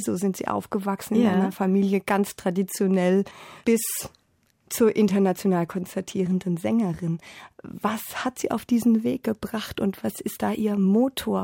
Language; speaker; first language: German; native; German